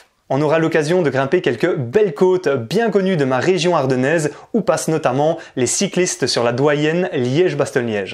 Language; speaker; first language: French; native; French